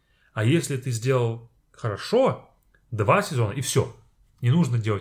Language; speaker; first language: Russian; non-native, fluent; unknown